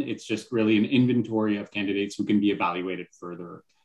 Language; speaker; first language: English; native; English